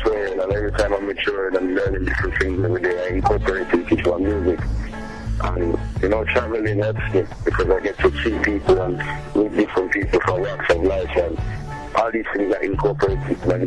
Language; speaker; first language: English; native; English